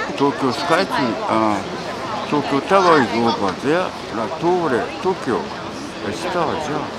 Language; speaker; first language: English; non-native, learner; Japanese